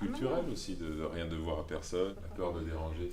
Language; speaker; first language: French; native; French